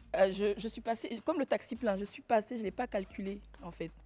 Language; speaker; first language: French; non-native, local second language; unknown